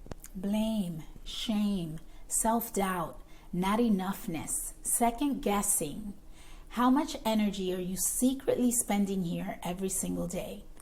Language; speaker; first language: English; native; English